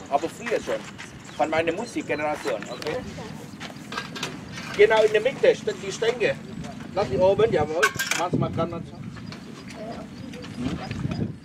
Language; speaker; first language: German; non-native, learner; Vietnamese